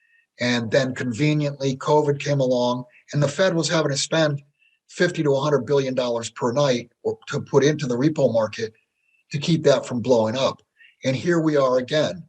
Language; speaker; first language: English; native; English